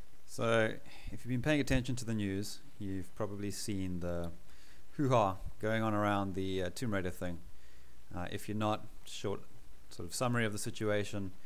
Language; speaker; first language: English; native; English